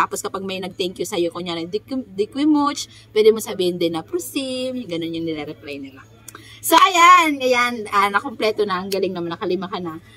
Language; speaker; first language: Filipino; native; Filipino